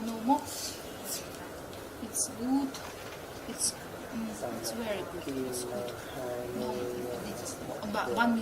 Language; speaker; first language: English; non-native, learner; Russian